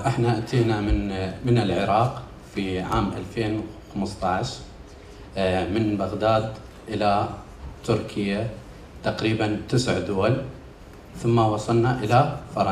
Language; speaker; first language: Arabic; native; Arabic